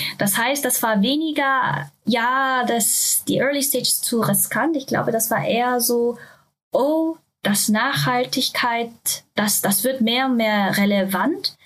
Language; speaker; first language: German; non-native, fluent; Japanese